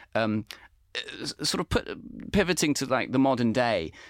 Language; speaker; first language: English; native; English